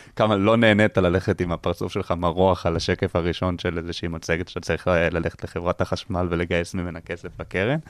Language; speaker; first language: Hebrew; native; Hebrew